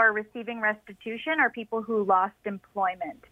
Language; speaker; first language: English; native; English